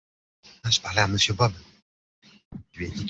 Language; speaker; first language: French; native; French